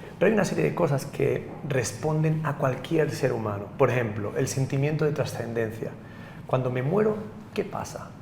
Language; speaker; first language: Spanish; native; Spanish